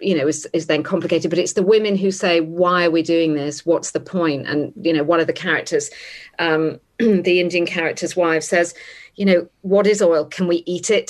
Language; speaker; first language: English; native; English